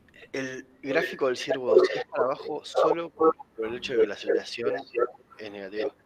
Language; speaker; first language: Spanish; native; Spanish